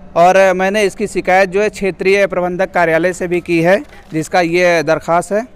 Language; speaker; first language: Hindi; native; Hindi